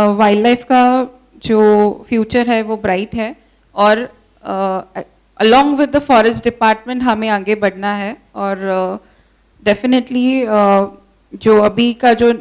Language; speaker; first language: Hindi; non-native, local second language; Marathi